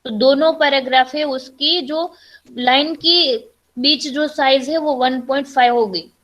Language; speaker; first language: Hindi; non-native, local second language; Gujarati